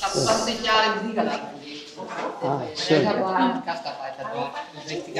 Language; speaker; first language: German; early bilingual, other home language; Spanish